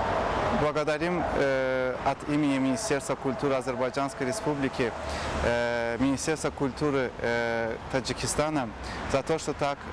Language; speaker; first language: Russian; non-native, fluent; Azerbaijani